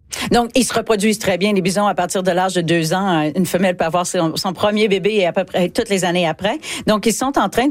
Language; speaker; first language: French; native; French